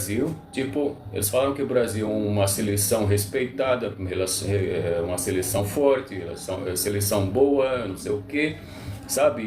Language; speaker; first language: Portuguese; non-native, local second language; Arabic